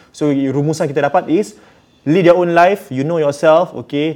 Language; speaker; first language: English; non-native, local second language; Malay